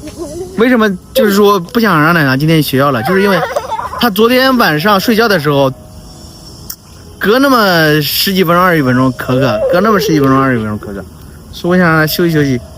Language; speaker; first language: Chinese; native; Chinese